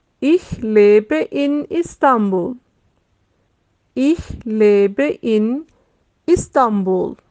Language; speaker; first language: German; non-native, fluent; Turkish